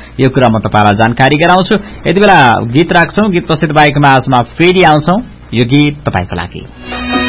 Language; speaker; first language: Nepali; native; Nepali